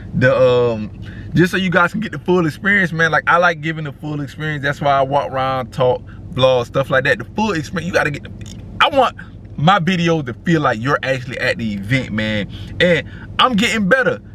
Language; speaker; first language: English; native; English